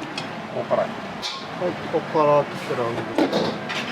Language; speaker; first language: Japanese; native; Japanese